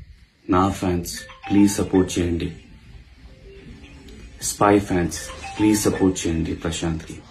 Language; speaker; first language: Telugu; non-native, learner; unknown